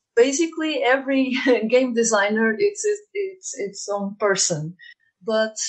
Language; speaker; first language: English; non-native, fluent; Portuguese